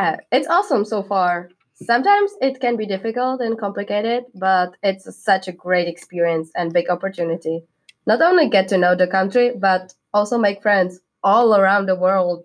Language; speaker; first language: English; non-native, fluent; Czech